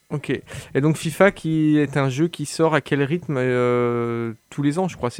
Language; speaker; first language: French; native; French